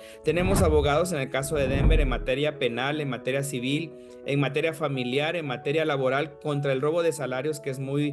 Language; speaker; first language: Spanish; native; Spanish